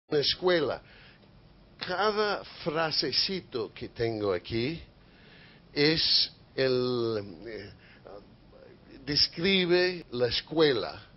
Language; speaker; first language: Spanish; non-native, fluent; English